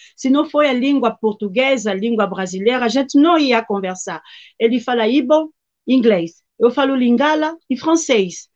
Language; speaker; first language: Portuguese; non-native, fluent; Lingala